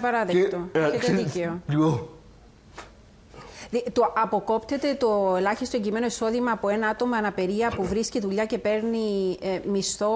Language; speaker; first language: Greek; native; Greek